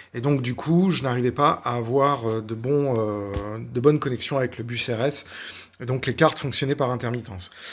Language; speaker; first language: French; native; French